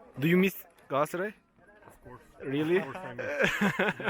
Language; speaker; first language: English; non-native, learner; Turkish